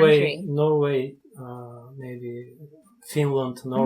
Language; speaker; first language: English; non-native, fluent; Bulgarian